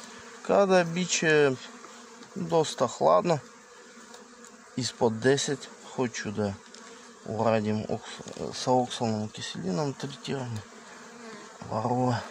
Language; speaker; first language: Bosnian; non-native, learner; Russian